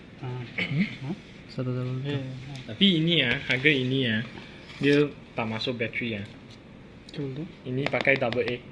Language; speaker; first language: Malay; non-native, local second language; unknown